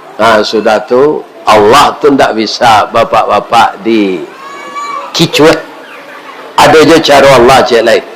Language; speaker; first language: Malay; non-native, local second language; Minangkabau